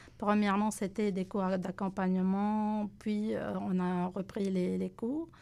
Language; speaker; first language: French; non-native, local second language; Arabic